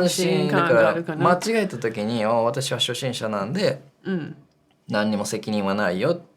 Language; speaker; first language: Japanese; native; Japanese